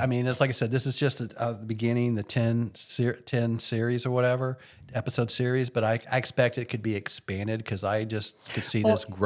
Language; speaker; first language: English; native; English